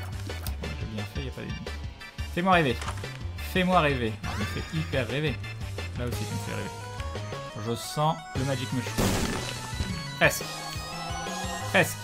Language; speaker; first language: French; native; French